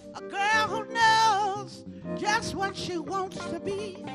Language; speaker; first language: English; native; English